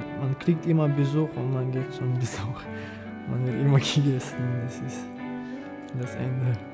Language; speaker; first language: German; early bilingual, other home language; Chechen